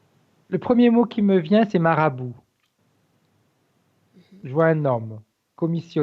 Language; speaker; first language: French; native; French